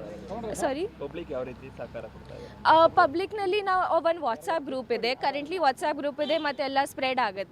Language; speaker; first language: Kannada; non-native, local second language; Hindi